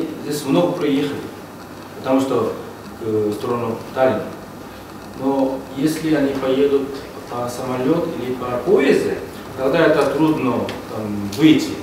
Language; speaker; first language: Russian; non-native, learner; Korean